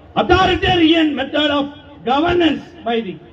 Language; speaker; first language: English; non-native, local second language; Tamil